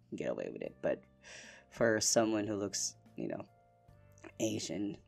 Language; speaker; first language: English; non-native, local second language; Filipino